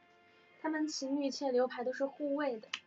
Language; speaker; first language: Chinese; native; Chinese